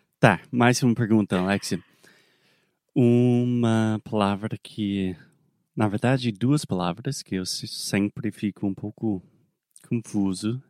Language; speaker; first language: Portuguese; non-native, fluent; English